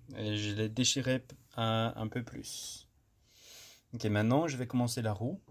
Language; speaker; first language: French; non-native, fluent; English